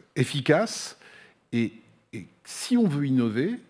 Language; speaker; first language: French; non-native, local second language; Arabic